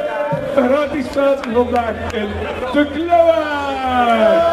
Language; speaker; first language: Dutch; native; Dutch